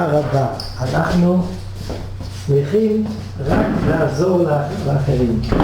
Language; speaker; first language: Hebrew; non-native, fluent; French